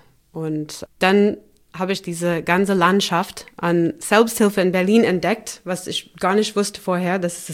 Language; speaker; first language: German; non-native, fluent; English